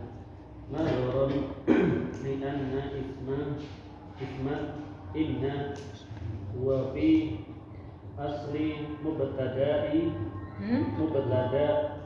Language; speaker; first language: Arabic; non-native, learner; Indonesian